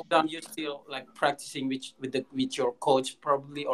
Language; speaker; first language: English; non-native, learner; Indonesian